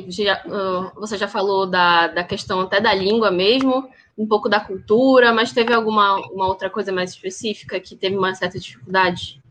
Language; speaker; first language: Portuguese; native; Portuguese